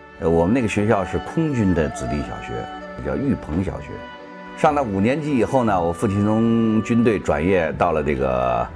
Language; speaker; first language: Chinese; native; Chinese